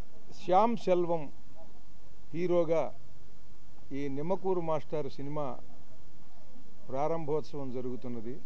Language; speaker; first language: Telugu; native; Telugu